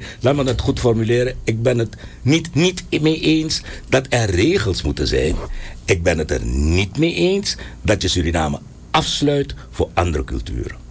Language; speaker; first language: Dutch; native; Dutch